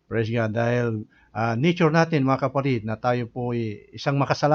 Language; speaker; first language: Filipino; native; Filipino